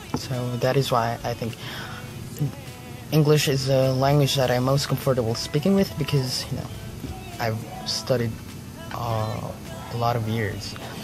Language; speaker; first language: English; non-native, local second language; Filipino